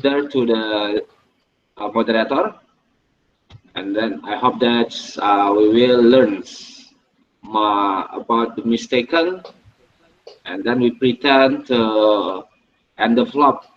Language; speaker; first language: English; non-native, learner; Indonesian